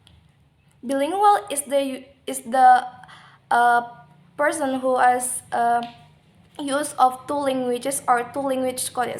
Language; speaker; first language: English; non-native, learner; Indonesian